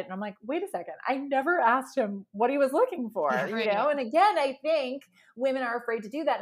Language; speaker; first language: English; native; English